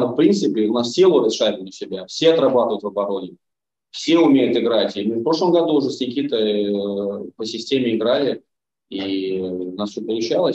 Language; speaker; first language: Russian; native; Russian